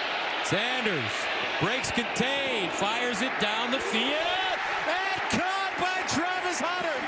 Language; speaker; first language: English; native; English